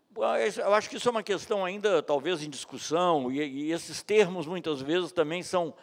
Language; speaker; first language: Portuguese; native; Portuguese